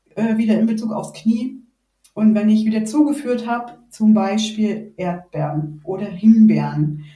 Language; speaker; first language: German; native; German